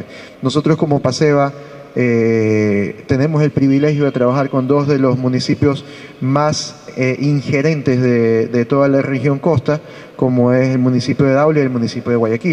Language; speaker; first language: Spanish; native; Spanish